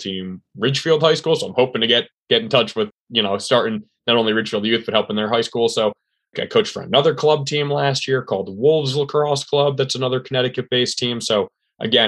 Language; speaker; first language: English; native; English